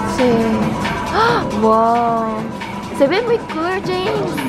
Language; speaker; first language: Spanish; non-native, fluent; Korean